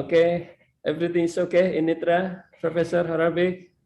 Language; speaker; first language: English; non-native, learner; Indonesian